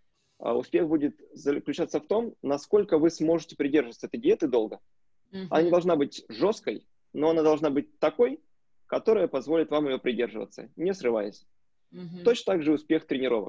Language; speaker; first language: Russian; native; Russian